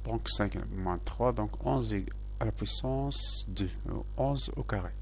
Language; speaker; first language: French; non-native, local second language; Arabic